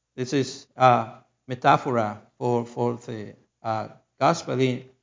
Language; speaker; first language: English; non-native, learner; Spanish